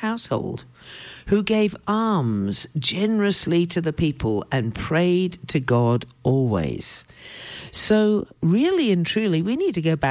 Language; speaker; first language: English; native; English